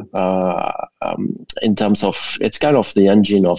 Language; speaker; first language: English; non-native, fluent; French